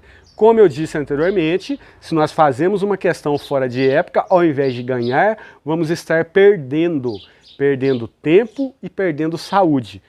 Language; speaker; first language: Portuguese; native; Portuguese